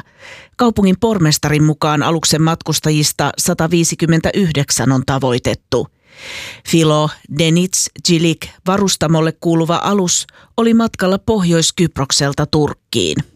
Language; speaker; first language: Finnish; native; Finnish